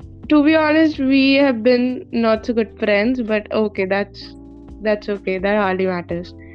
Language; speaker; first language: English; non-native, local second language; Punjabi